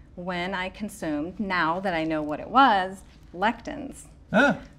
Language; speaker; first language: English; native; English